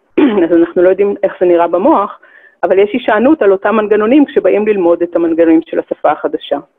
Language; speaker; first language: Hebrew; native; Hebrew